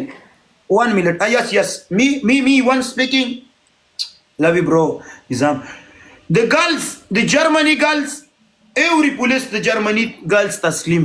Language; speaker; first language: English; non-native, learner; Pashto